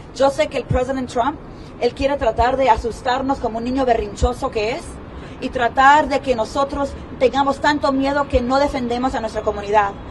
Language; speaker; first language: Spanish; early bilingual, heritage; Spanish